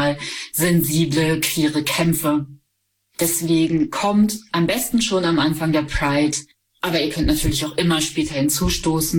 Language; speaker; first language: German; native; German